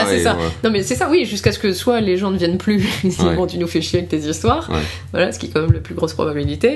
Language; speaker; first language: French; native; French